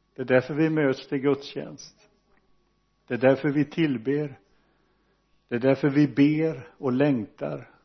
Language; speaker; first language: Swedish; native; Swedish